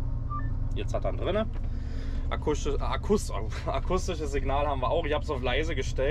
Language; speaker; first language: German; native; German